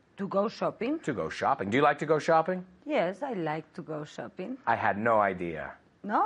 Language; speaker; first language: English; non-native, fluent; Spanish